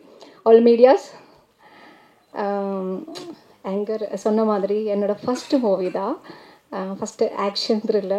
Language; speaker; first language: Tamil; non-native, learner; Malayalam